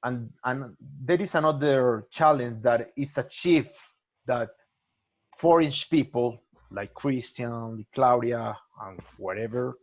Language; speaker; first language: English; non-native, learner; Spanish